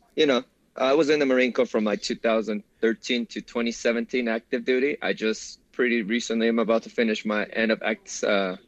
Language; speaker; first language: English; early bilingual, other home language; Spanish